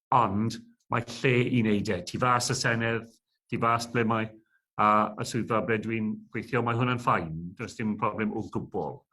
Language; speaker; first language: Welsh; non-native, local second language; English